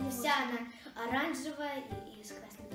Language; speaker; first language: Russian; native; Russian